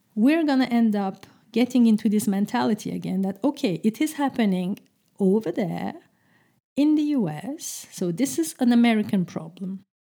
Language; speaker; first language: English; non-native, fluent; Turkish